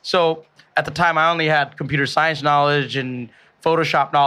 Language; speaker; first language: English; early bilingual, other home language; Bangla